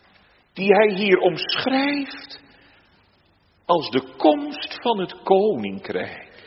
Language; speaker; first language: Dutch; native; Dutch